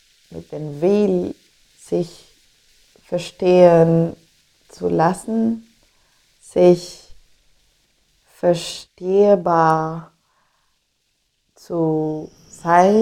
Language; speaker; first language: German; non-native, fluent; English